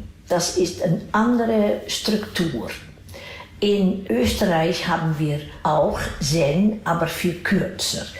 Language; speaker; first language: German; non-native, fluent; Dutch